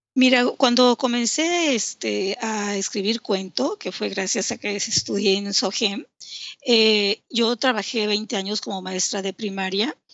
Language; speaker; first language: Spanish; native; Spanish